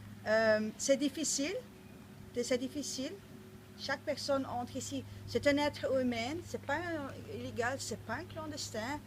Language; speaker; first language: French; non-native, local second language; Dutch